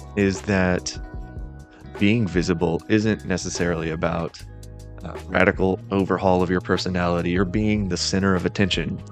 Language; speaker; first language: English; native; English